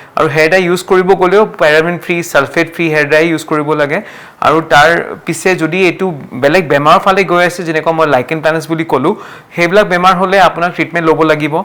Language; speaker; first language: Assamese; non-native, local second language; Marwari